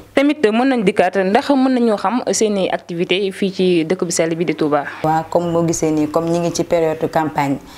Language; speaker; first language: Wolof; native; Wolof